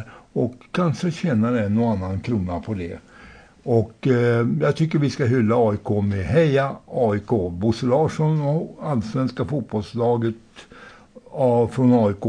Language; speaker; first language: Swedish; native; Swedish